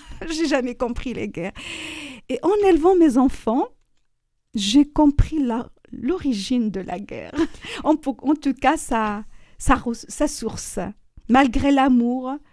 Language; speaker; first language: French; non-native, local second language; Arabic